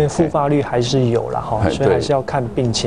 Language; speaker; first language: Chinese; native; Chinese